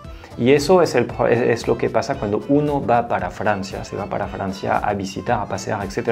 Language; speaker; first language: Spanish; non-native, fluent; French